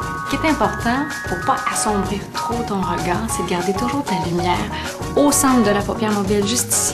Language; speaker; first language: French; native; French